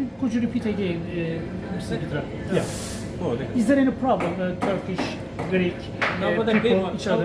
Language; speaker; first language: English; non-native, local second language; Turkish